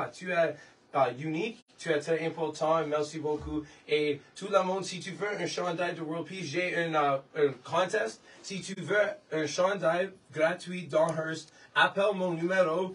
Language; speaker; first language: French; non-native, learner; English